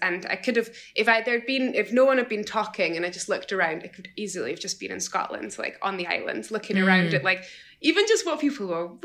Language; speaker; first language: English; native; English